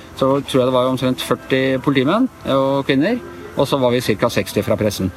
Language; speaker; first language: Norwegian; native; Norwegian